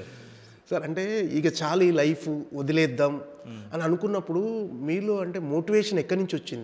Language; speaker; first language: Telugu; native; Telugu